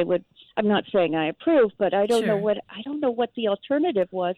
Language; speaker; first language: English; native; English